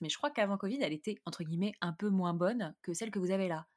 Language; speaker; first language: French; native; French